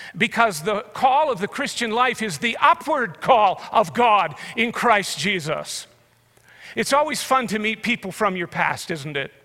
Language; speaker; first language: English; native; English